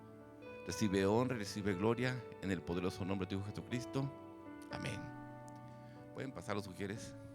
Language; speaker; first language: Spanish; native; Spanish